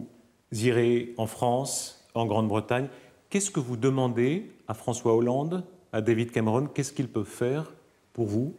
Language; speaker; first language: French; native; French